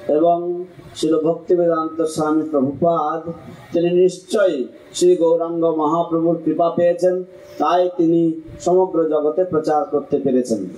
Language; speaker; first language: Bangla; non-native, fluent; English